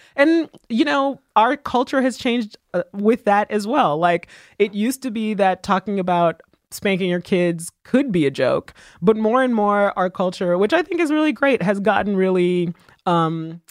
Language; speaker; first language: English; early bilingual, other home language; Haitian Creole